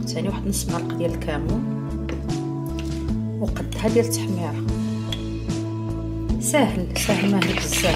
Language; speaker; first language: Arabic; native; Arabic